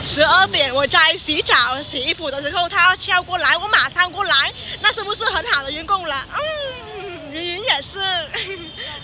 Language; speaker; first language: Chinese; non-native, fluent; Vietnamese